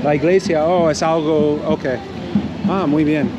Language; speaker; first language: Spanish; non-native, learner; English